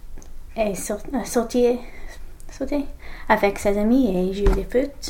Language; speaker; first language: French; non-native, learner; English